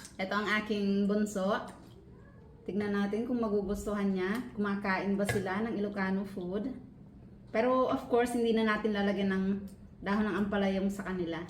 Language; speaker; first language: Filipino; non-native, local second language; Iloko